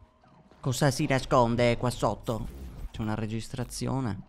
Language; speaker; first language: Italian; native; Italian